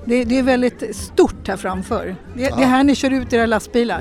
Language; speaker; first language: Swedish; native; Swedish